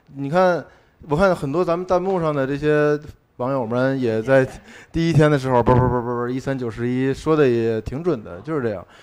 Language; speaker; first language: Chinese; native; Chinese